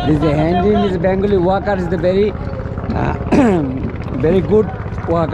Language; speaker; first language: English; non-native, learner; Bangla